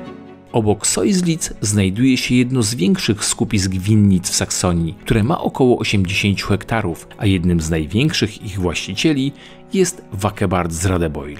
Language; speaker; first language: Polish; native; Polish